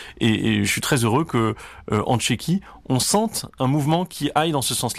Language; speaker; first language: French; native; French